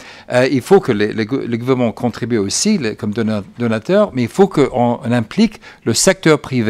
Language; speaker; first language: French; non-native, fluent; English